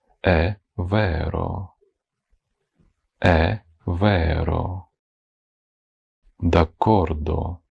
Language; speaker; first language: Italian; non-native, fluent; Ukrainian